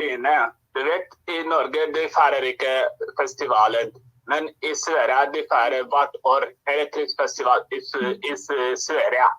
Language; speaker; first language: Swedish; non-native, learner; Norwegian